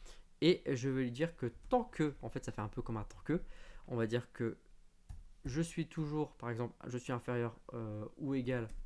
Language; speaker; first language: French; native; French